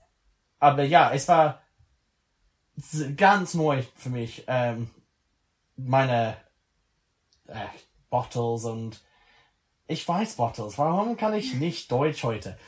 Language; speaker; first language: German; non-native, learner; English